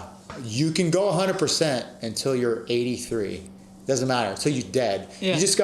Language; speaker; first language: English; native; English